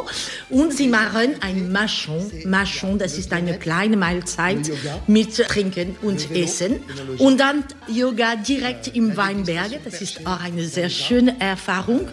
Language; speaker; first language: German; non-native, learner; French